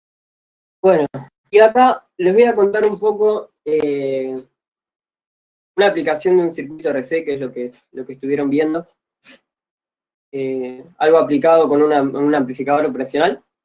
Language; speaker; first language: Spanish; native; Spanish